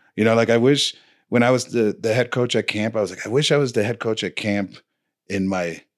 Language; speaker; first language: English; non-native, fluent; Spanish